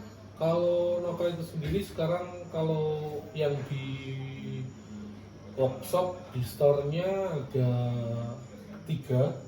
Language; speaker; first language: Indonesian; native; Indonesian